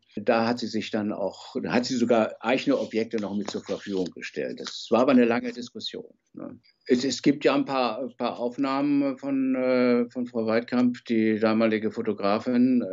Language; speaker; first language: German; native; German